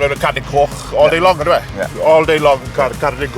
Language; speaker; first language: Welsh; non-native, local second language; English